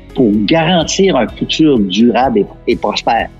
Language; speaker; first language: French; native; French